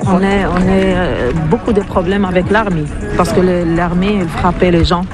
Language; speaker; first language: French; non-native, learner; Arabic